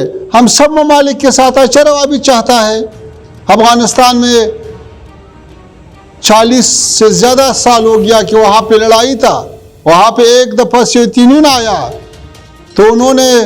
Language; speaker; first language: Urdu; non-native, fluent; Pashto